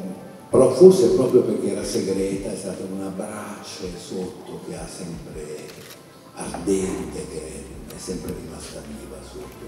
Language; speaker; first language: Italian; native; Italian